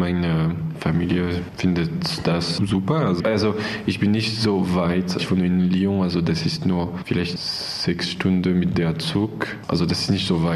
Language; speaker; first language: German; non-native, fluent; French